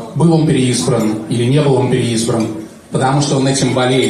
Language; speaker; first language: Russian; native; Russian